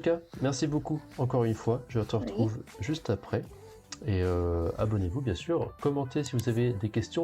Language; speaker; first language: French; native; French